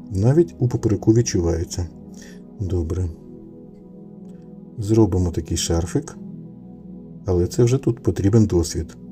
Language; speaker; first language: Ukrainian; native; Ukrainian